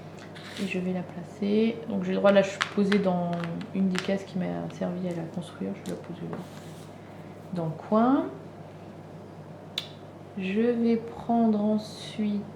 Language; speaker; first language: French; native; French